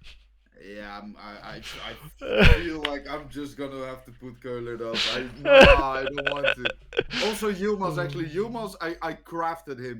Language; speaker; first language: English; non-native, fluent; Dutch